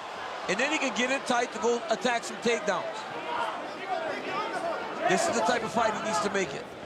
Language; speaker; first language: English; native; English